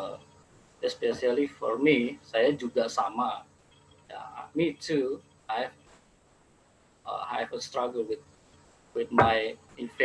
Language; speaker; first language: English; non-native, fluent; Indonesian